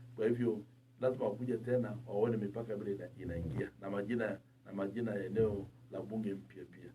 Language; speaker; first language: Swahili; non-native, local second language; Turkmen